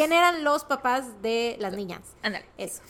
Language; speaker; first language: Spanish; native; Spanish